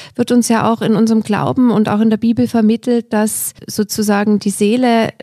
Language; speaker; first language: German; native; German